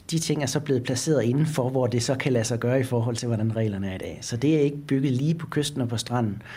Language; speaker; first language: Danish; native; Danish